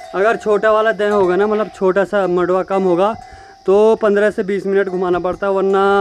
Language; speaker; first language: Hindi; native; Hindi